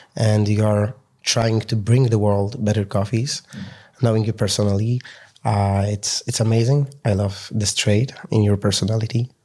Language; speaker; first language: English; non-native, fluent; Polish